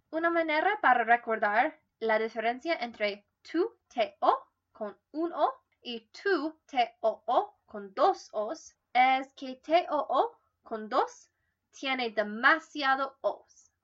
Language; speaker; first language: Spanish; non-native, learner; English